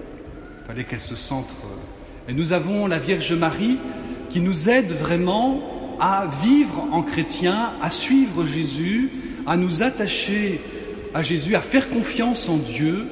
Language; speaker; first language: French; native; French